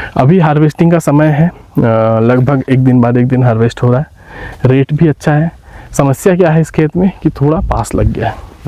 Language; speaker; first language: Hindi; native; Hindi